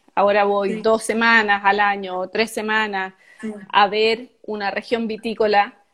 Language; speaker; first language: Spanish; native; Spanish